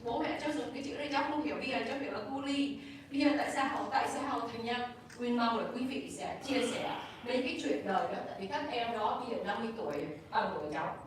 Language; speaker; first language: Vietnamese; early bilingual, other home language; English